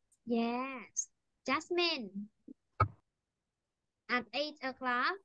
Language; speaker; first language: English; non-native, fluent; Vietnamese